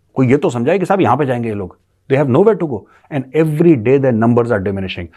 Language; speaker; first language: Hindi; native; Hindi